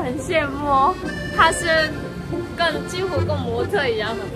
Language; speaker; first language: Chinese; non-native, learner; Korean